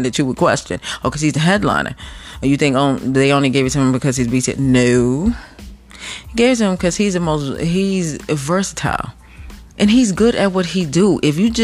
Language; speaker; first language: English; native; English